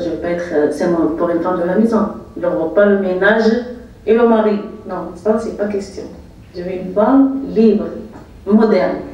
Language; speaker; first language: French; non-native, fluent; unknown